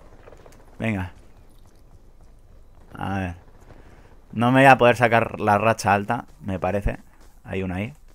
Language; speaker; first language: Spanish; native; Spanish